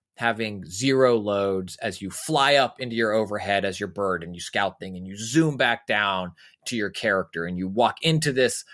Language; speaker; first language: English; native; English